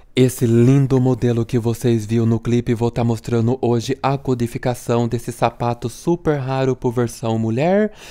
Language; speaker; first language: Portuguese; native; Portuguese